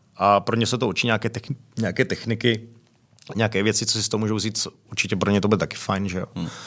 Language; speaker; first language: Czech; native; Czech